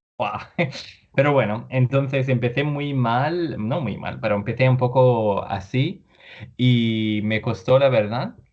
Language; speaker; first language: Spanish; non-native, fluent; Arabic